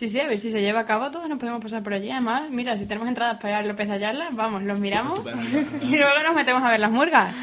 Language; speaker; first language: Spanish; native; Spanish